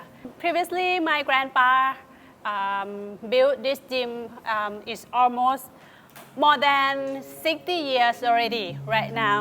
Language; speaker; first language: English; non-native, fluent; Thai